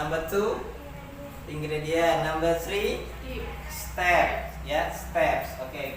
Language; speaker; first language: English; non-native, learner; Indonesian